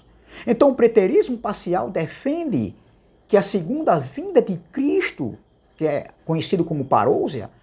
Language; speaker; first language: Portuguese; native; Portuguese